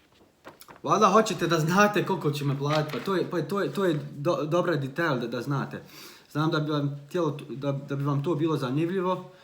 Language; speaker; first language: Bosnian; early bilingual, heritage; Bosnian